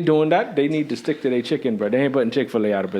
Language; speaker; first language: English; native; English